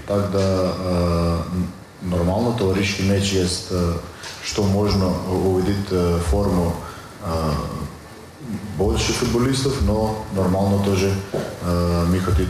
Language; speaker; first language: Russian; non-native, learner; Macedonian